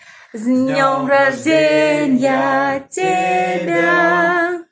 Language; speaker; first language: Russian; native; Russian